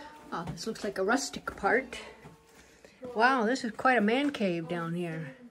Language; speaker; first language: English; native; English